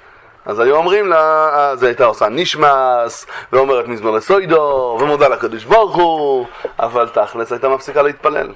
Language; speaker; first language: Hebrew; native; Hebrew